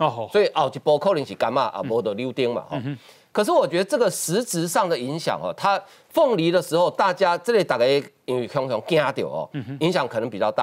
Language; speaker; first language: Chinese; native; Chinese